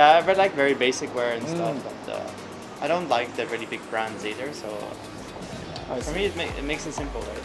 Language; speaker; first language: English; non-native, fluent; Dutch